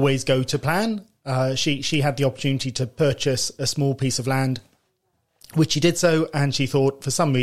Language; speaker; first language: English; native; English